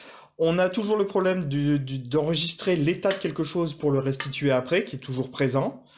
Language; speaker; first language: French; native; French